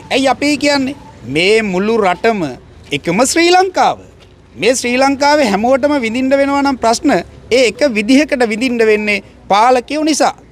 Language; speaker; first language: Sinhala; native; Sinhala